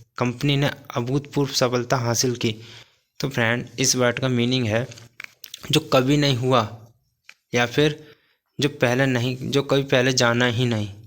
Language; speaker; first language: Hindi; native; Hindi